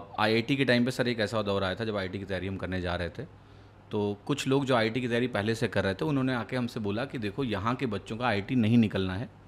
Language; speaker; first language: Hindi; native; Hindi